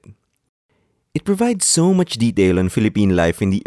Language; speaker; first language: English; non-native, local second language; Filipino